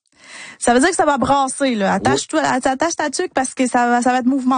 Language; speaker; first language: French; early bilingual, other home language; Spanish